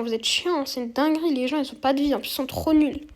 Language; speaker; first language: French; native; French